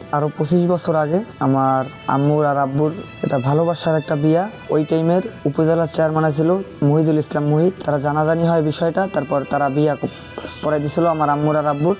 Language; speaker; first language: Bangla; native; Bangla